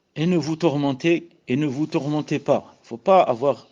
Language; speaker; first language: French; non-native, local second language; Arabic